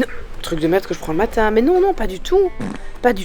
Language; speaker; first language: French; native; French